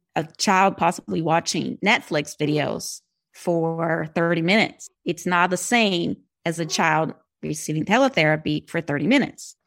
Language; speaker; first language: English; non-native, fluent; Portuguese